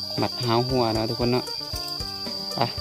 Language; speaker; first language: Thai; non-native, local second language; Northeastern Thai